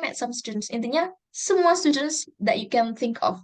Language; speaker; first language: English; non-native, fluent; Indonesian